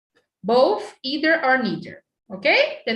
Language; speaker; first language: English; non-native, fluent; Portuguese